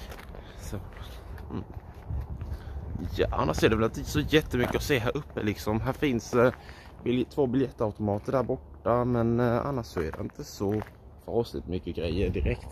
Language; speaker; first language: Swedish; native; Swedish